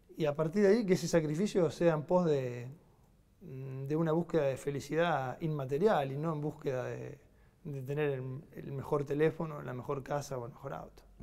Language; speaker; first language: Spanish; native; Spanish